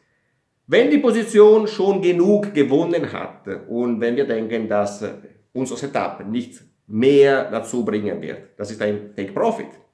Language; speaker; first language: German; non-native, fluent; Italian